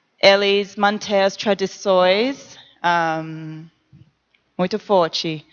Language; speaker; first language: Portuguese; non-native, learner; English